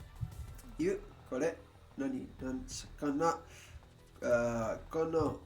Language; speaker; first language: Japanese; non-native, learner; English